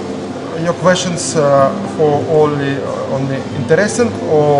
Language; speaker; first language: English; non-native, learner; Russian